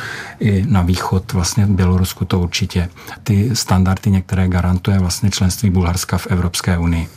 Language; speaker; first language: Czech; native; Czech